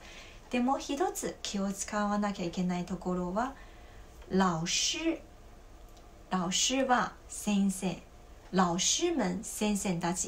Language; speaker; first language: Japanese; non-native, fluent; Chinese